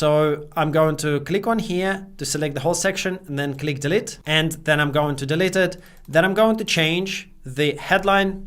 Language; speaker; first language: English; native; English